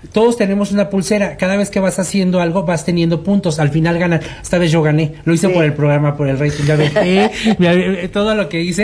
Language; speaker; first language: Spanish; native; Spanish